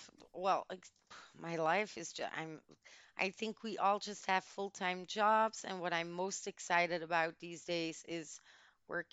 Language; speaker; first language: English; non-native, fluent; Dutch